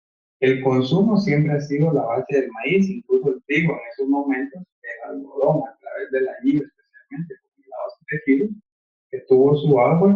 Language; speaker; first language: Spanish; native; Spanish